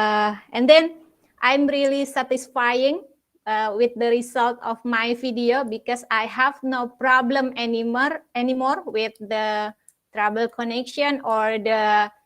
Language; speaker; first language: English; non-native, learner; Indonesian